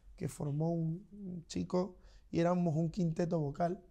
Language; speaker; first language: Spanish; native; Spanish